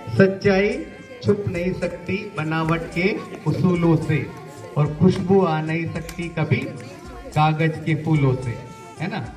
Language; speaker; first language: Hindi; native; Hindi